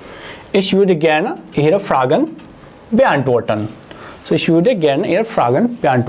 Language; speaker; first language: German; non-native, fluent; Hindi